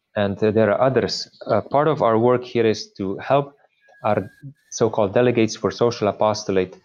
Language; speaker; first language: English; non-native, fluent; Slovenian